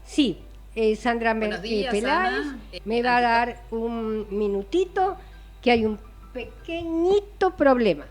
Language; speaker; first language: Spanish; native; Spanish